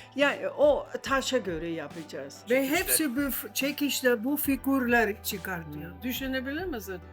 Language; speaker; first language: Turkish; non-native, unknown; German